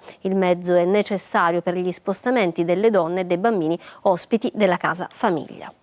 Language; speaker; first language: Italian; native; Italian